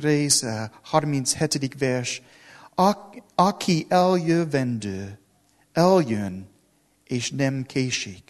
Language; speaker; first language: Hungarian; non-native, learner; English